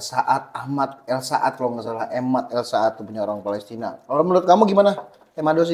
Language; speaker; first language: Indonesian; native; Indonesian